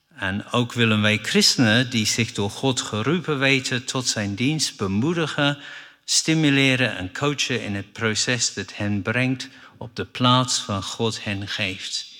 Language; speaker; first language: Dutch; non-native, fluent; English